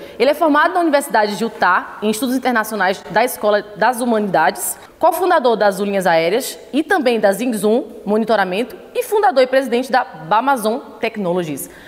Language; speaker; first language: Portuguese; native; Portuguese